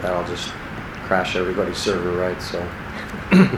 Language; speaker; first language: English; native; English